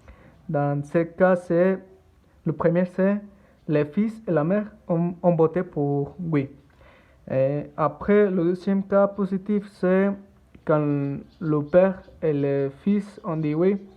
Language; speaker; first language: French; non-native, learner; Spanish